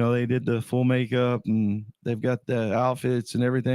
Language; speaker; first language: English; native; English